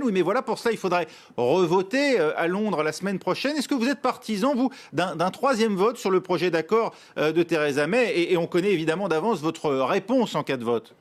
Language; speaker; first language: French; native; French